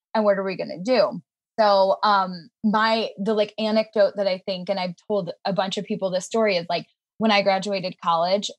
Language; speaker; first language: English; native; English